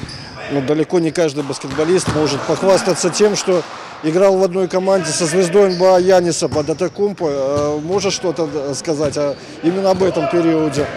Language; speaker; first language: Russian; native; Russian